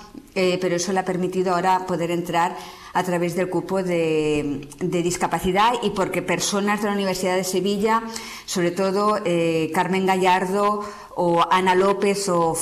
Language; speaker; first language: Spanish; native; Spanish